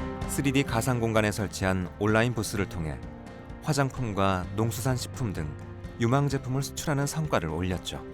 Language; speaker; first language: Korean; native; Korean